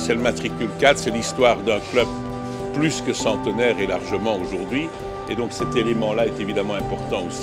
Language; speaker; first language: French; native; French